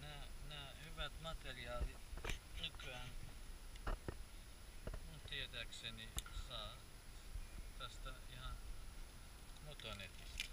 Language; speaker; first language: Finnish; non-native, fluent; Central Kurdish